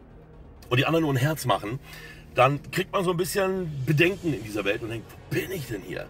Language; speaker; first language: German; native; German